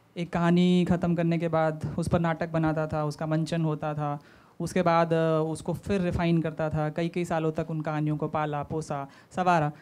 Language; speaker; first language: Hindi; native; Hindi